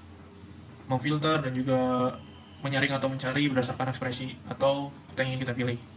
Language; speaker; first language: Indonesian; native; Indonesian